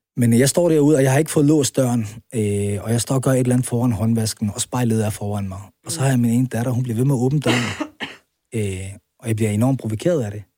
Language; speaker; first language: Danish; early bilingual, other home language; Arabic